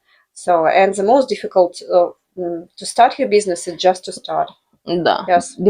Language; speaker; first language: English; non-native, fluent; Russian